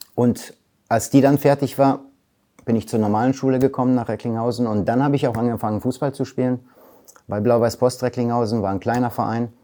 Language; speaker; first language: German; early bilingual, other home language; Polish